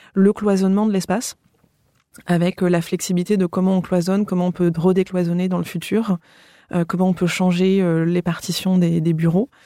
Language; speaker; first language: French; native; French